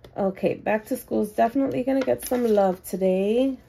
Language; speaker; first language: English; native; English